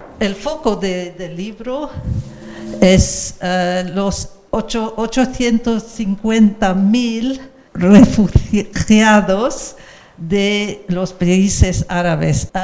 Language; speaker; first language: Spanish; non-native, fluent; English